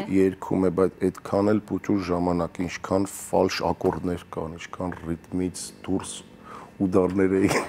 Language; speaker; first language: Armenian; early bilingual, heritage; Armenian